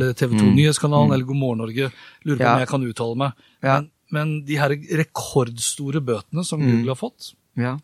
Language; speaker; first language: Norwegian; native; Norwegian